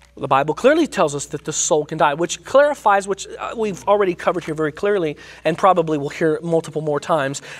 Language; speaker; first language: English; native; English